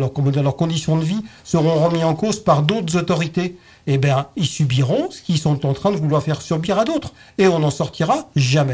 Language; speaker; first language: French; native; French